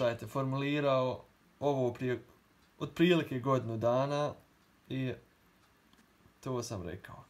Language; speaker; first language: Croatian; early bilingual, heritage; Croatian